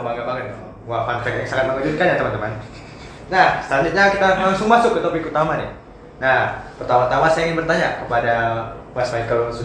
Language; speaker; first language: Indonesian; native; Indonesian